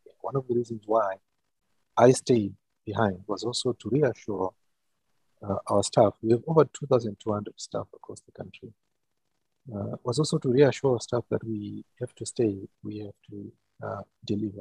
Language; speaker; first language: English; non-native, local second language; Shona